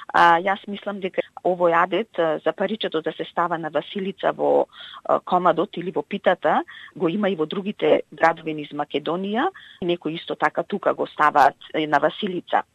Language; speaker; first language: Macedonian; native; Macedonian